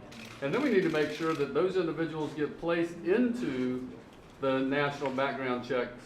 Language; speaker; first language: English; native; English